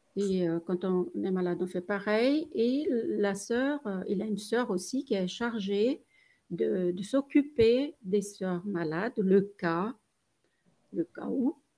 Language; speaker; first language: French; non-native, fluent; Portuguese